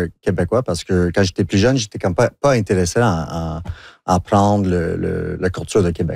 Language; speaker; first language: French; non-native, local second language; English